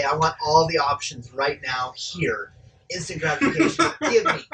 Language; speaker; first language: English; native; English